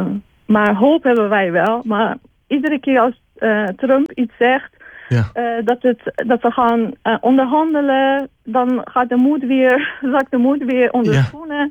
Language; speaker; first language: Dutch; non-native, fluent; Persian